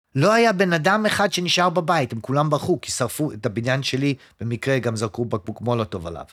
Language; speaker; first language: Hebrew; early bilingual, other home language; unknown